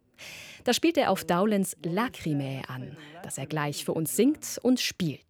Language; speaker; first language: German; native; German